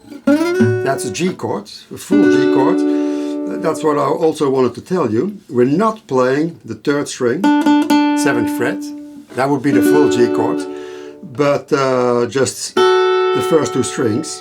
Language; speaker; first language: English; non-native, fluent; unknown